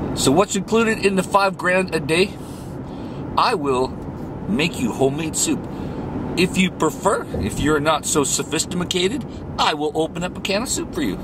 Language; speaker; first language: English; native; English